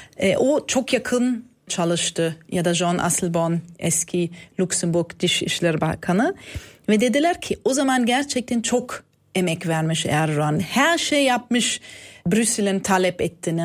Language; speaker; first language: Turkish; non-native, fluent; German